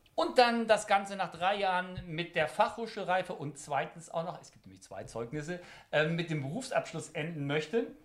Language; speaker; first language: German; native; German